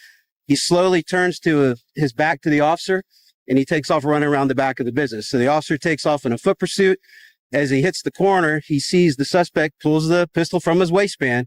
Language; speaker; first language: English; native; English